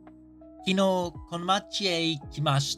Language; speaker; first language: Japanese; non-native, learner; English